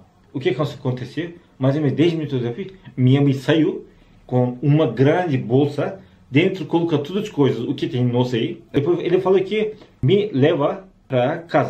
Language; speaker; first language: Portuguese; non-native, learner; Turkish